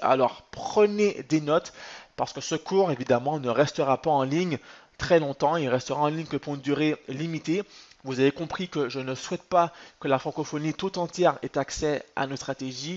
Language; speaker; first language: French; native; French